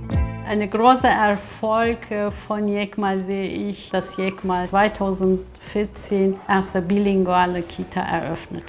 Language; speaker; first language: German; non-native, fluent; Kurdish